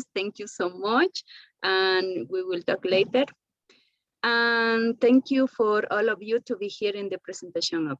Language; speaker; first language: English; non-native, learner; Spanish